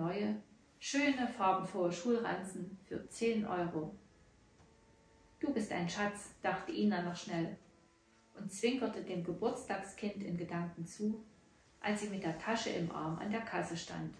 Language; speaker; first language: German; native; German